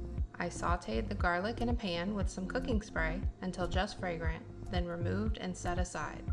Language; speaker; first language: English; native; English